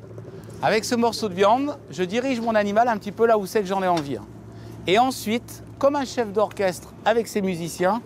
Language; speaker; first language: French; native; French